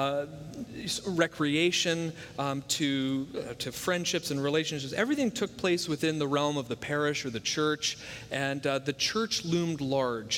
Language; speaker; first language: English; native; English